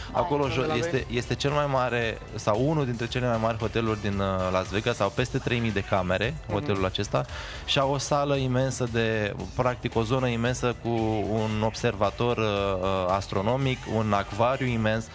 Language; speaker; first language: Romanian; native; Romanian